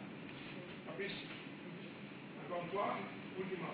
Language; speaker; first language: Italian; non-native, learner; Romanian